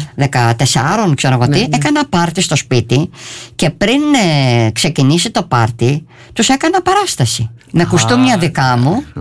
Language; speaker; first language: Greek; early bilingual, heritage; Greek